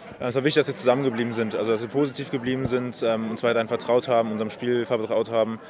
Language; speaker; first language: German; native; German